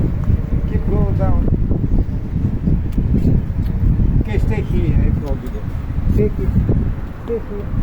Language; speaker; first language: English; non-native, learner; Russian